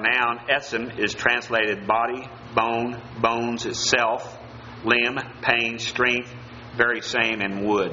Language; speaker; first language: English; native; English